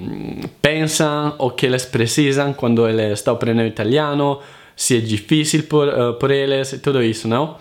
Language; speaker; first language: Portuguese; non-native, fluent; Italian